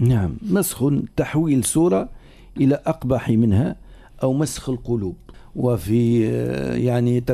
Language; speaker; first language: Arabic; native; Arabic